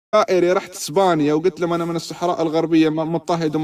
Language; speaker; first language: Arabic; native; Arabic